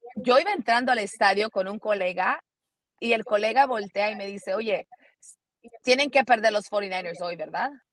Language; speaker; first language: Spanish; early bilingual, heritage; Spanish